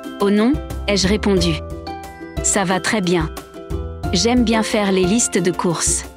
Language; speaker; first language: French; non-native, local second language; Arabic